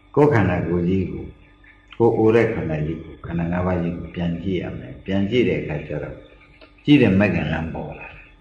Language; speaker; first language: Burmese; native; Burmese